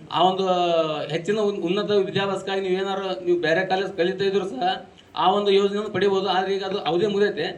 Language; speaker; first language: Kannada; non-native, local second language; Urdu